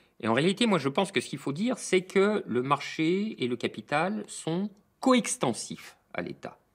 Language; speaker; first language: French; native; French